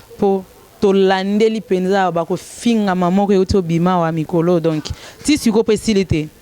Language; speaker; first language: Lingala; native; Lingala